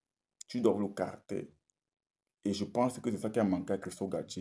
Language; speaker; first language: French; native; French